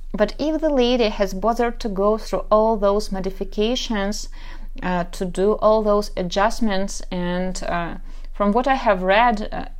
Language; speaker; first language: English; non-native, fluent; Ukrainian